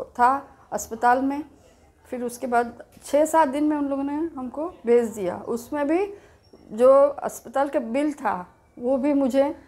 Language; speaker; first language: Hindi; native; Hindi